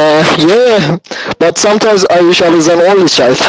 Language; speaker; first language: English; non-native, learner; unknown